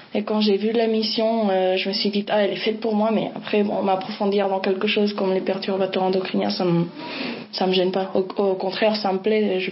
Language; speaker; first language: French; non-native, fluent; Spanish